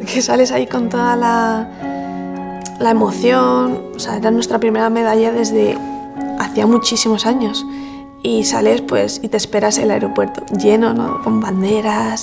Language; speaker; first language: Spanish; native; Spanish